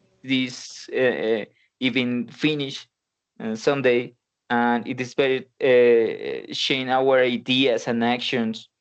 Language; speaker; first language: English; non-native, learner; Spanish